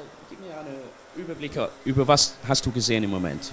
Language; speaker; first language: German; non-native, learner; English